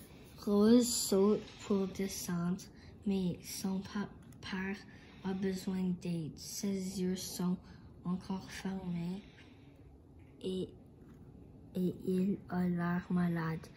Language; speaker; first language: French; non-native, learner; English